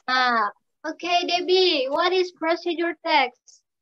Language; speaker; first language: English; non-native, learner; Indonesian